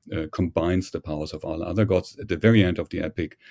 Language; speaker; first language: English; non-native, fluent; German